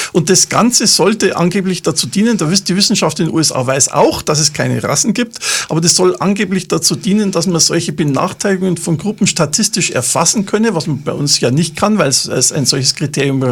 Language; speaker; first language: German; native; German